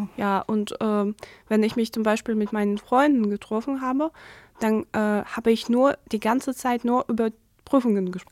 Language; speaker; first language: German; non-native, fluent; Russian